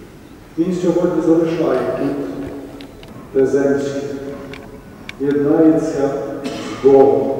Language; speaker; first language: Ukrainian; native; Ukrainian